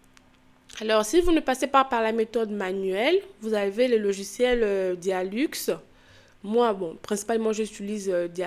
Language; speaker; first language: French; native; French